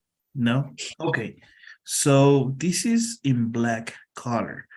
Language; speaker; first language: English; non-native, fluent; Spanish